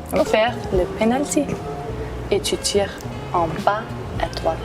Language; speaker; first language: French; non-native, learner; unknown